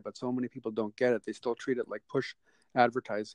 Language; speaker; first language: English; native; English